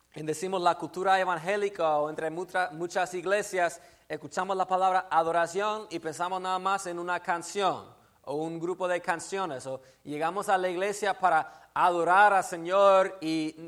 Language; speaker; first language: Spanish; non-native, fluent; English